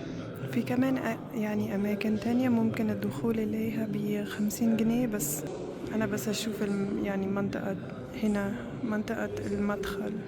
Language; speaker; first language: Arabic; non-native, fluent; German